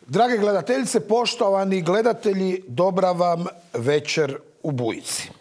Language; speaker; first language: Croatian; native; Croatian